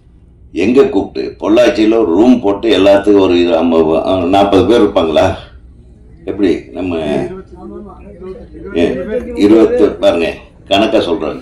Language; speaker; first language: Tamil; native; Tamil